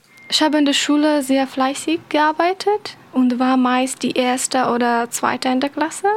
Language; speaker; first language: German; non-native, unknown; Persian